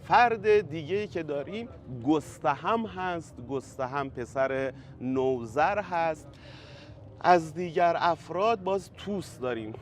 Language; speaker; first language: Persian; native; Persian